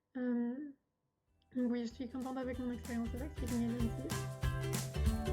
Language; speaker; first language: French; non-native, fluent; English